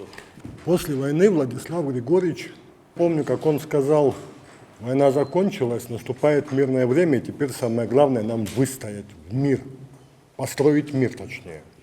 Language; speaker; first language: Russian; native; Russian